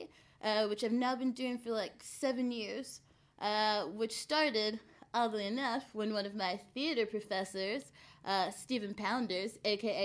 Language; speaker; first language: English; native; English